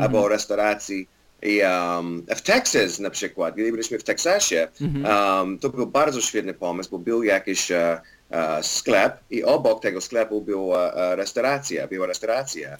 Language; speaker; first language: Polish; non-native, learner; English